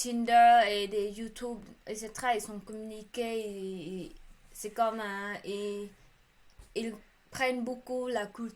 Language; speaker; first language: French; non-native, learner; Khmer